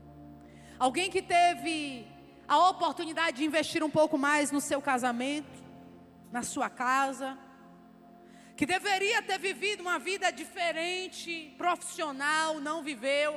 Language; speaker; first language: Portuguese; native; Portuguese